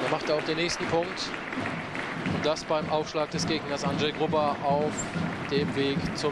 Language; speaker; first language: German; native; German